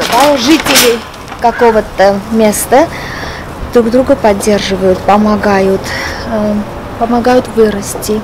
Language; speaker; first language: Russian; non-native, fluent; Armenian